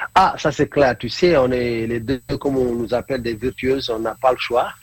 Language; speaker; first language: French; non-native, local second language; Mandingo